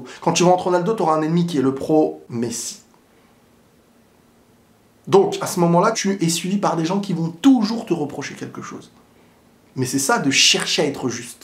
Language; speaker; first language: French; native; French